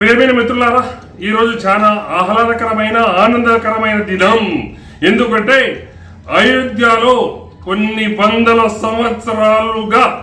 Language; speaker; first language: Telugu; non-native, local second language; Lambadi